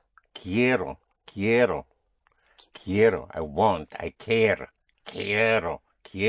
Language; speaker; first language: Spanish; non-native, fluent; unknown